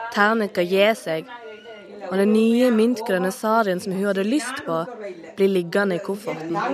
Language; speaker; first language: Norwegian; native; Norwegian